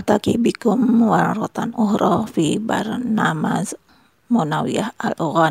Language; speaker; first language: Arabic; non-native, fluent; Indonesian